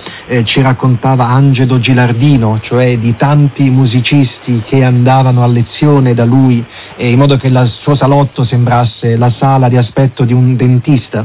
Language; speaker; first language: Italian; native; Italian